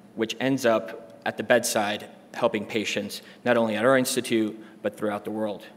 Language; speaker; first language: English; native; English